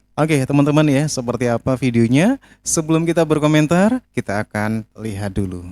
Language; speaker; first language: Indonesian; native; Indonesian